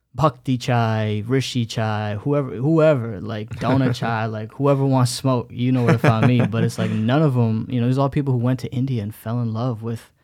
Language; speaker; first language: English; early bilingual, other home language; Bangla